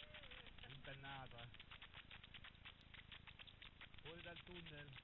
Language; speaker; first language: Italian; native; Italian